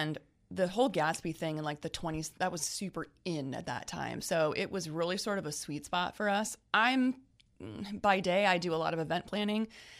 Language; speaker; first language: English; native; English